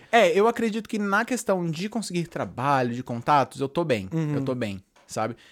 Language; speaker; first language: Portuguese; native; Portuguese